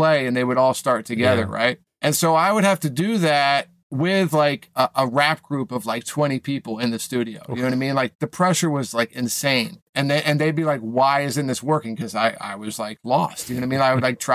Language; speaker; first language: English; native; English